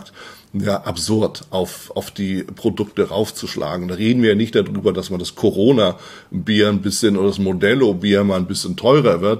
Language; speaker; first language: German; native; German